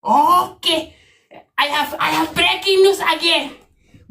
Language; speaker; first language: English; non-native, learner; Oromo